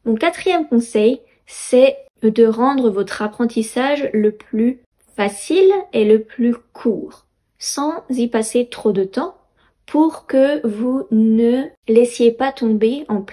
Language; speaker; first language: French; native; French